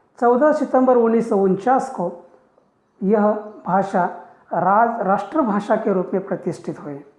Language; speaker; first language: Hindi; non-native, local second language; Marathi